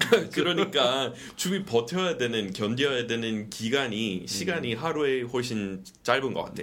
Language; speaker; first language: Korean; non-native, fluent; English